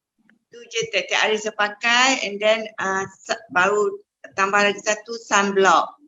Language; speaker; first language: Malay; native; Malay